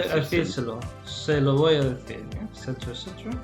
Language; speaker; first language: Spanish; non-native, fluent; English